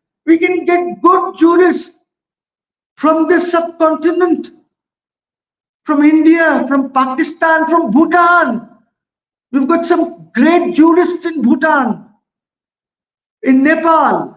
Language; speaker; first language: English; non-native, local second language; Bangla